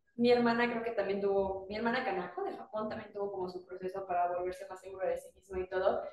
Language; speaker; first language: Spanish; native; Spanish